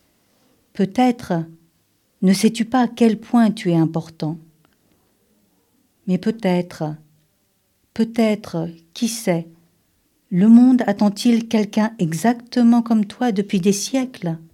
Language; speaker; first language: French; native; French